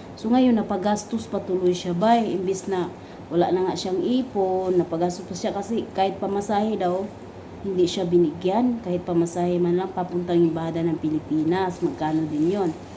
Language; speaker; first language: Filipino; non-native, local second language; Cebuano